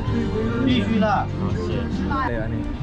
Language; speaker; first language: Chinese; non-native, learner; Thai